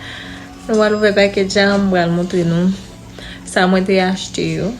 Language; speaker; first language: French; non-native, learner; Haitian Creole